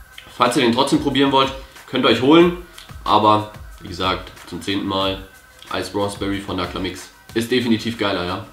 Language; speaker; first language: German; native; German